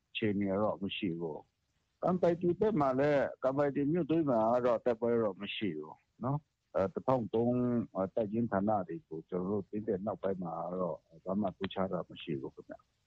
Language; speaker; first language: Burmese; non-native, local second language; Kachin